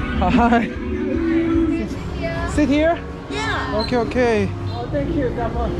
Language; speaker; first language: English; non-native, learner; Korean